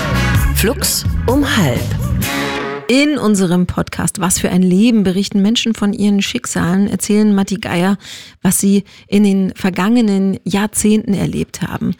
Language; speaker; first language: German; native; German